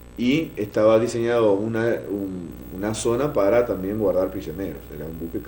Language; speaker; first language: Spanish; native; Spanish